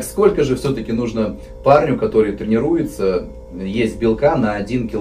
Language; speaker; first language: Russian; native; Russian